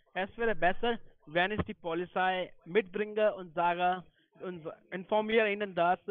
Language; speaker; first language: German; non-native, learner; Hindi